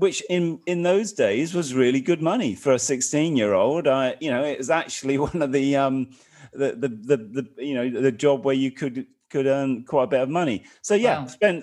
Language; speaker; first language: English; native; English